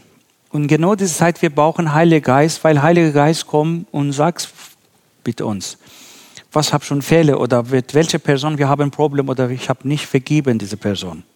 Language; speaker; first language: German; non-native, learner; Persian